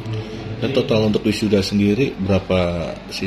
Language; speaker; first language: Indonesian; native; Indonesian